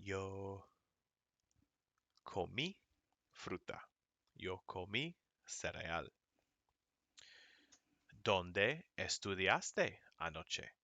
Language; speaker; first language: Spanish; non-native, fluent; English